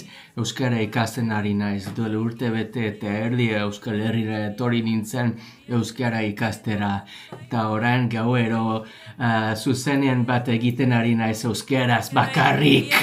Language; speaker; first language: Basque; non-native, learner; English